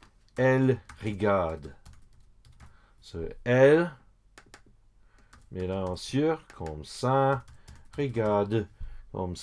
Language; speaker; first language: French; non-native, fluent; English